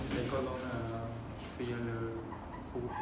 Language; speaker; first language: French; non-native, learner; Khmer